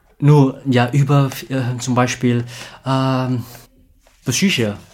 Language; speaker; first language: German; non-native, learner; Vietnamese